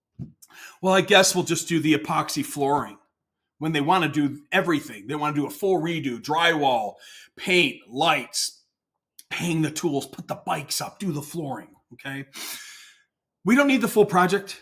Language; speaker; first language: English; native; English